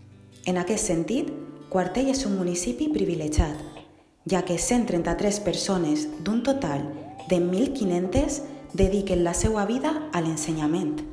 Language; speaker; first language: Catalan; native; Catalan